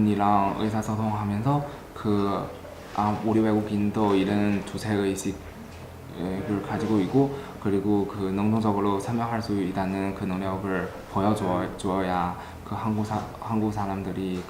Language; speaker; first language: Korean; non-native, learner; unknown